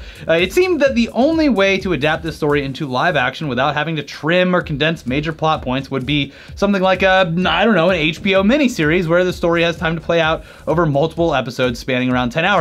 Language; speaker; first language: English; native; English